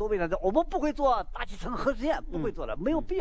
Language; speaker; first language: Chinese; native; Chinese